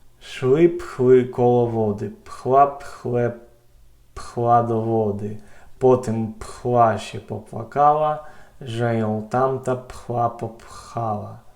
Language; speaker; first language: Polish; non-native, learner; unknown